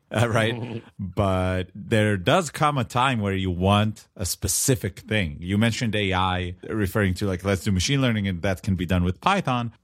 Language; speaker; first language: English; non-native, fluent; Hebrew